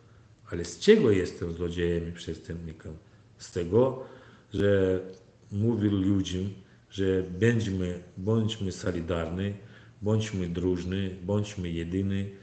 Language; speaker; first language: Polish; non-native, fluent; Turkmen